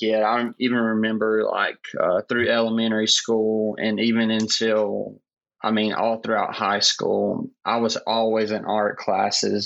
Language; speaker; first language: English; native; English